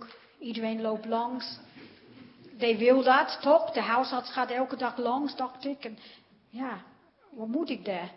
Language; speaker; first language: Dutch; non-native, fluent; English